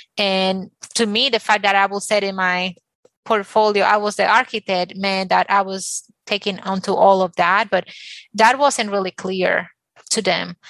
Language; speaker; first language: English; non-native, fluent; Spanish